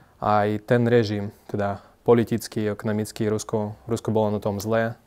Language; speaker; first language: Slovak; non-native, fluent; Russian